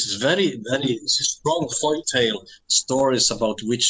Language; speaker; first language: English; non-native, fluent; Swedish